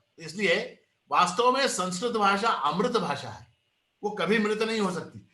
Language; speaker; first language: Hindi; non-native, local second language; Kannada